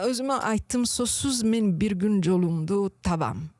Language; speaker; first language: Kyrgyz; non-native, learner; Italian